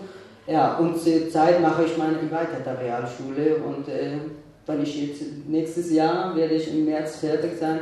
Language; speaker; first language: German; non-native, fluent; Kurdish